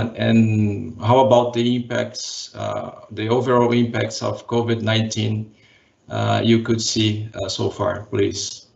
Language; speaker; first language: English; non-native, fluent; Portuguese